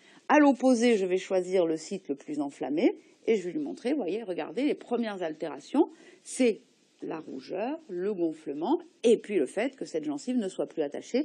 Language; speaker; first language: French; native; French